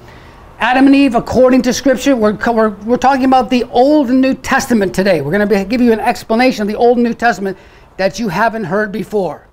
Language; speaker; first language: English; native; English